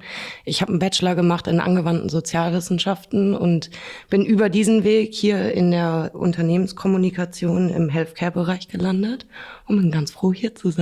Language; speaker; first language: German; native; German